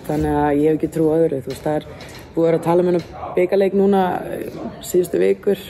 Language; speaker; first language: Icelandic; native; Icelandic